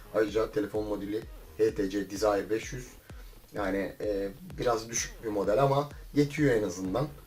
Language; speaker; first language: Turkish; native; Turkish